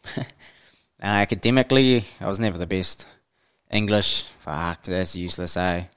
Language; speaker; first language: English; native; English